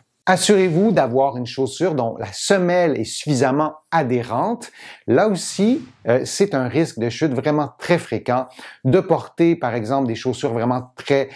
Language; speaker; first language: French; native; French